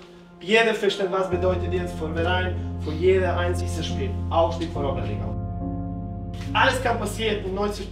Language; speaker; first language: German; non-native, learner; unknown